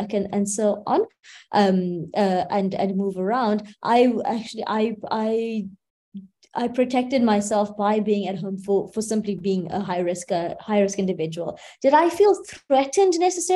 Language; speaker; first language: English; native; English